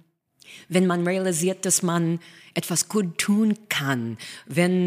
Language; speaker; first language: German; non-native, fluent; English